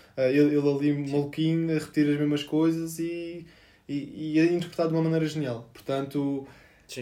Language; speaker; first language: Portuguese; native; Portuguese